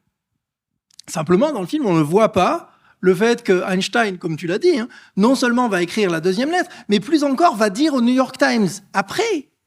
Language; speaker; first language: French; native; French